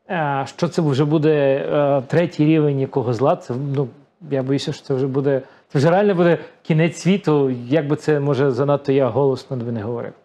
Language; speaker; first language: Ukrainian; native; Ukrainian